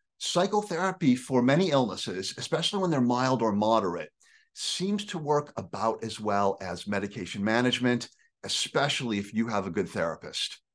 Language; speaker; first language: English; native; English